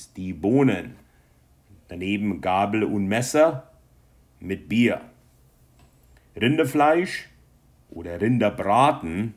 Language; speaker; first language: German; non-native, fluent; English